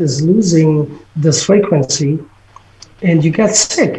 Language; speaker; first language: English; non-native, fluent; German